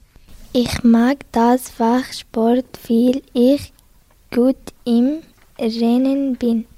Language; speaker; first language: German; non-native, learner; Arabic